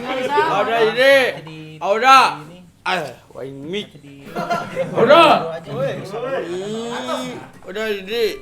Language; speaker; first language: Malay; non-native, local second language; Sundanese